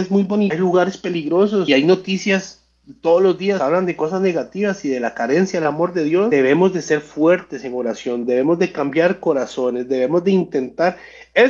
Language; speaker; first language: Spanish; native; Spanish